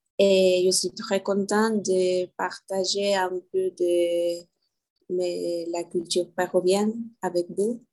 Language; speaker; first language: French; non-native, learner; Spanish